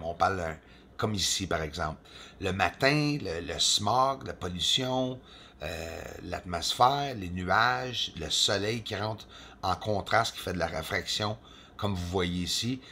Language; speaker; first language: French; native; French